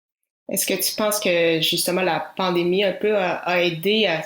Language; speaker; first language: French; native; French